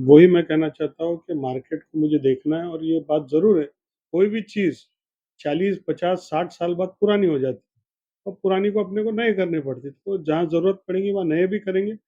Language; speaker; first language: Hindi; non-native, local second language; Marathi